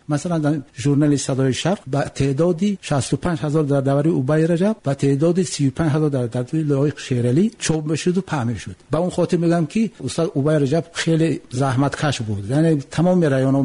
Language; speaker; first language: Tajik; native; Tajik